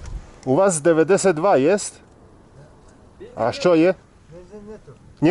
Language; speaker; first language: Russian; non-native, learner; Croatian